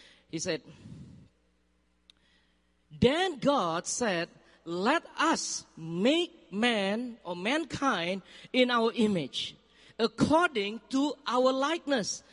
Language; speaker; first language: English; non-native, fluent; Indonesian